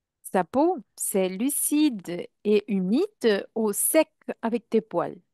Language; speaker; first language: French; non-native, fluent; Italian